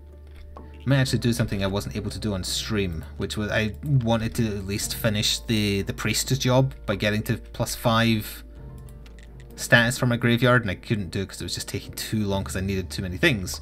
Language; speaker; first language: English; native; English